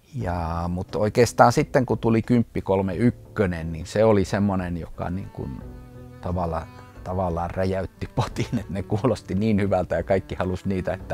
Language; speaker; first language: Finnish; native; Finnish